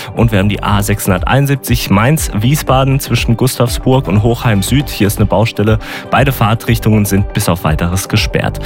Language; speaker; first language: German; native; German